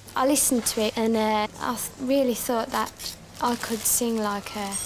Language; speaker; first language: English; native; English